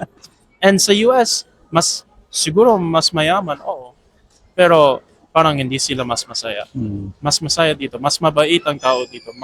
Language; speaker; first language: Filipino; non-native, fluent; English